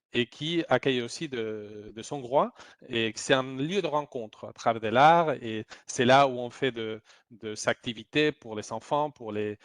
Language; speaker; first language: French; non-native, fluent; Spanish